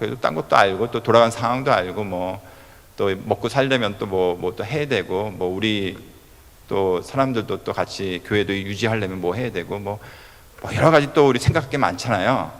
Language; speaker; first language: Korean; native; Korean